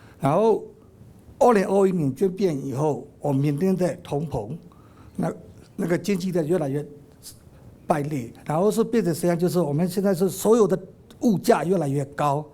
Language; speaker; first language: Chinese; non-native, fluent; Burmese